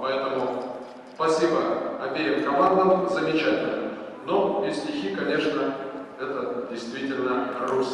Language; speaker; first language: Russian; native; Russian